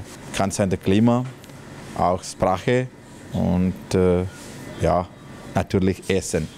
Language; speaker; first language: German; non-native, learner; Malayalam